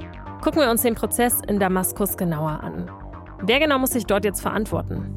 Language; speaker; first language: German; native; German